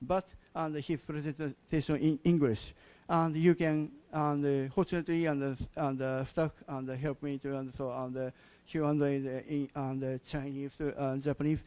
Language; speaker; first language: English; non-native, learner; Japanese